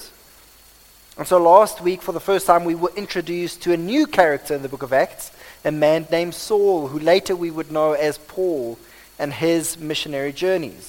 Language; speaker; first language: English; non-native, local second language; Afrikaans